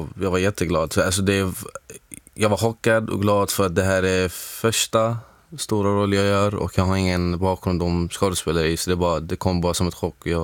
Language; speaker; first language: Swedish; non-native, fluent; Arabic